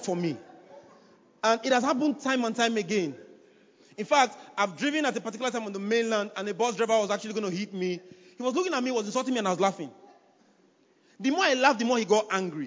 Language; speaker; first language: English; non-native, local second language; Yoruba